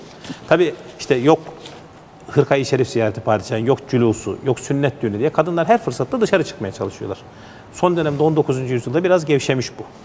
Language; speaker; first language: Turkish; native; Turkish